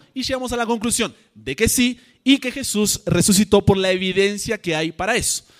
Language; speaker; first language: Spanish; native; Spanish